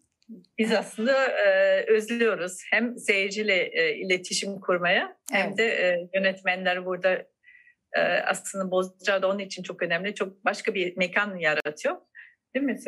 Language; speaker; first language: Turkish; non-native, fluent; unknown